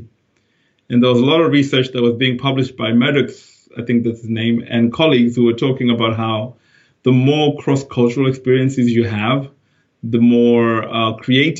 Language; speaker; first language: English; non-native, local second language; Shona